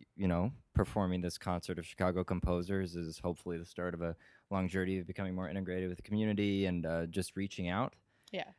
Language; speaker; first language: English; native; English